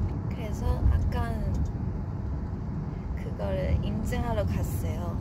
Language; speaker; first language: Korean; non-native, fluent; Chinese